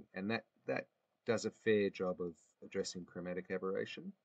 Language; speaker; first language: English; native; English